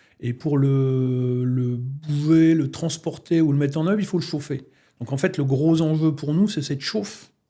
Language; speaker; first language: French; native; French